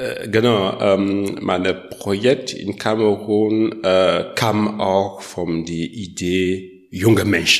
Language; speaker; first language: German; non-native, learner; French